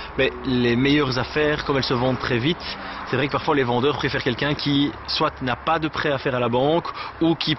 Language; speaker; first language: French; native; French